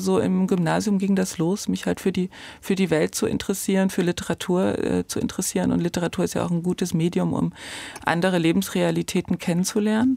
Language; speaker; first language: German; native; German